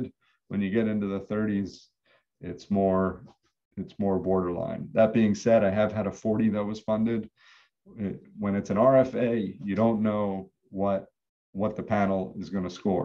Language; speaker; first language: English; native; English